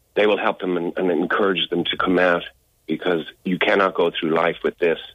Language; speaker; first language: English; native; English